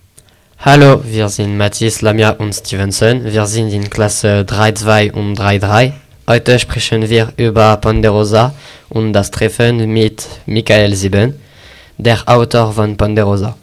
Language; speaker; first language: German; non-native, learner; French